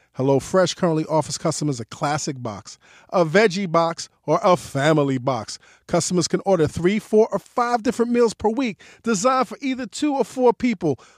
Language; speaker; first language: English; early bilingual, other home language; Haitian Creole